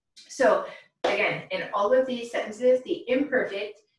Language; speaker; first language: English; native; English